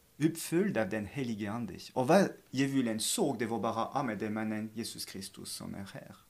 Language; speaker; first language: Swedish; non-native, fluent; French